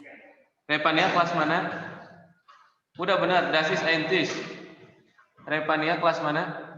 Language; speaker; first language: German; non-native, fluent; Indonesian